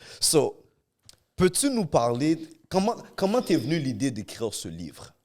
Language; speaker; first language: French; native; French